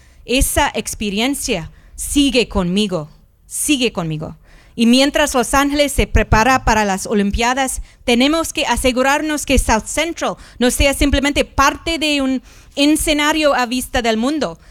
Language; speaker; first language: Spanish; early bilingual, heritage; Spanish